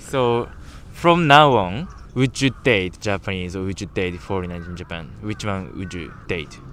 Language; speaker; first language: English; non-native, fluent; Japanese